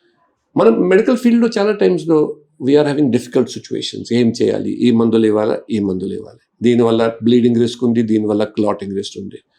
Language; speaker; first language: Telugu; non-native, fluent; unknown